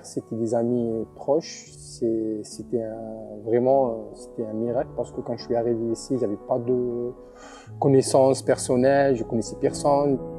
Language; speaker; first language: French; non-native, local second language; Arabic